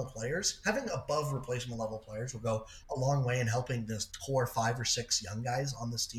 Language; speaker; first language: English; native; English